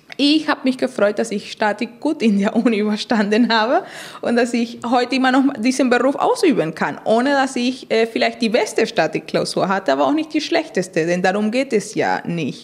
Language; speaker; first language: German; non-native, fluent; Spanish